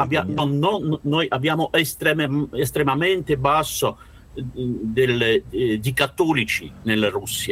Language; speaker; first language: Italian; non-native, learner; Russian